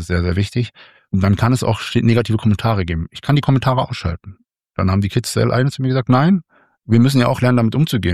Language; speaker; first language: German; native; German